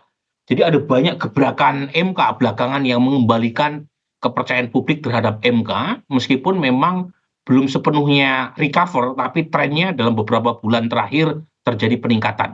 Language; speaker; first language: Indonesian; native; Indonesian